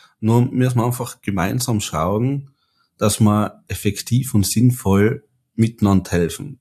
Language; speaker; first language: German; native; German